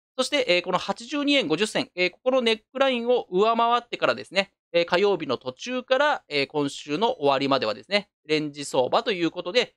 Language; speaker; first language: Japanese; native; Japanese